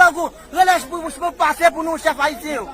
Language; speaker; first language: Portuguese; non-native, learner; Haitian Creole